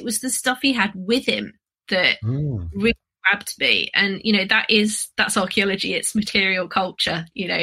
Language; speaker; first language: English; native; English